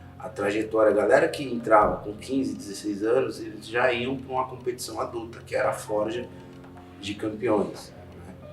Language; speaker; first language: Portuguese; native; Portuguese